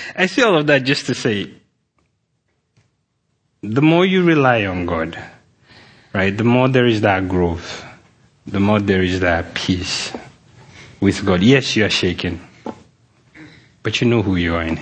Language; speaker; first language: English; non-native, local second language; Yoruba